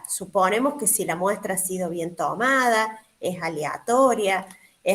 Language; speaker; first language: Spanish; native; Spanish